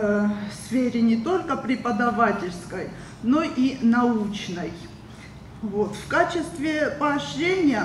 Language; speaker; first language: Russian; non-native, local second language; Ossetic